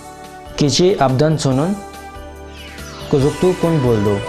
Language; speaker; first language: Kyrgyz; non-native, learner; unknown